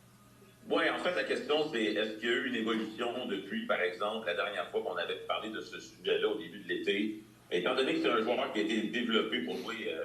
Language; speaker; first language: French; native; French